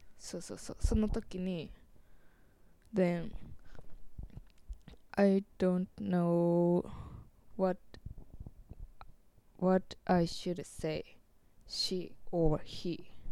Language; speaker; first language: English; non-native, learner; Japanese